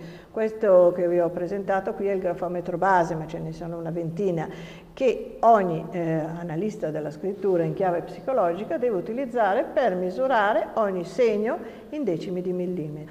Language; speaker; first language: Italian; native; Italian